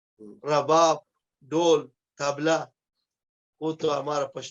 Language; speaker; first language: Hindi; non-native, fluent; Pashto